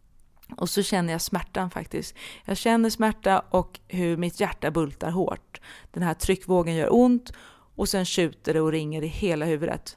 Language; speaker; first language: Swedish; native; Swedish